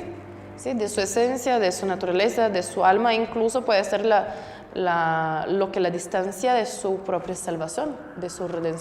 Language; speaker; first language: Spanish; non-native, fluent; Portuguese